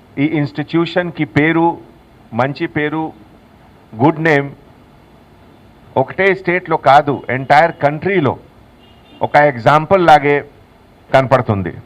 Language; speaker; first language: Telugu; non-native, local second language; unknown